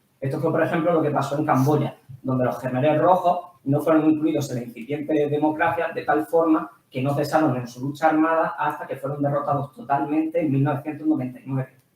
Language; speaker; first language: Spanish; native; Spanish